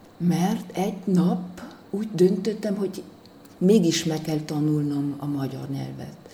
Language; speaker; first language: Hungarian; early bilingual, heritage; German